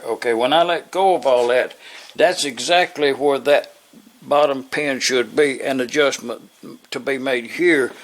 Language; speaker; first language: English; native; English